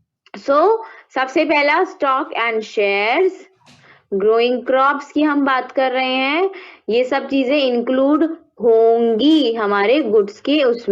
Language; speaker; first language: Hindi; native; Hindi